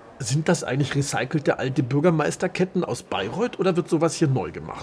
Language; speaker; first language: German; native; German